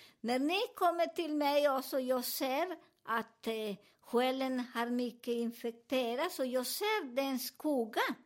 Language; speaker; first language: Swedish; non-native, fluent; Spanish